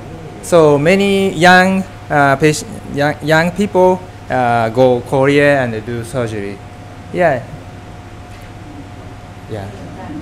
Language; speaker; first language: English; non-native, fluent; Japanese